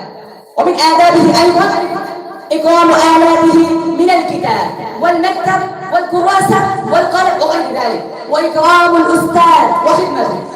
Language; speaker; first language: Arabic; non-native, learner; Bangla